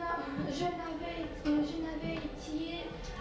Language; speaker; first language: French; non-native, learner; Russian